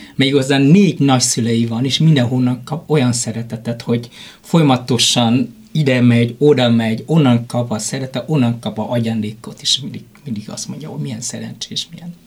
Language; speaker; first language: Hungarian; non-native, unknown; Vietnamese